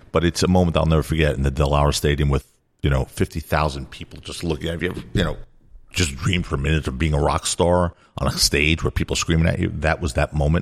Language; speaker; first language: English; native; English